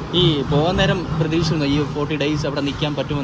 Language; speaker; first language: Malayalam; native; Malayalam